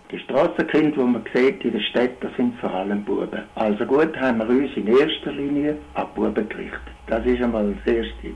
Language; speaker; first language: German; native; German